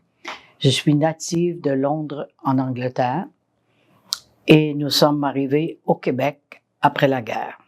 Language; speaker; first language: French; non-native, fluent; English